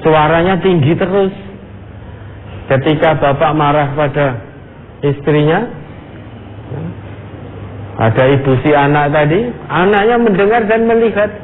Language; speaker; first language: Indonesian; non-native, local second language; Javanese